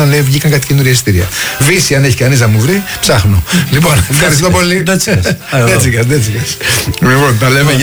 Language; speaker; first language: Greek; native; Greek